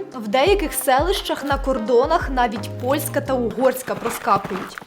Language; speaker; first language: Ukrainian; non-native, local second language; Russian